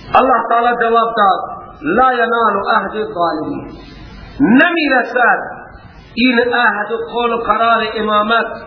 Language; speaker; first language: Persian; native; Persian